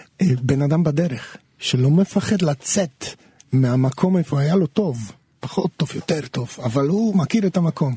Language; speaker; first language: Hebrew; non-native, fluent; Polish